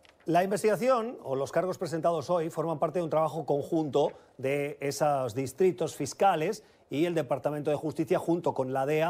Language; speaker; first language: Spanish; native; Spanish